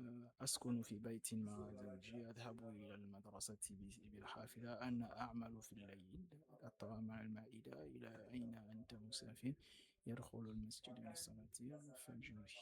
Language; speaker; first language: Arabic; non-native, fluent; French